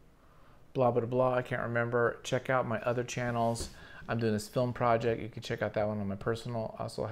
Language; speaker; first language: English; native; English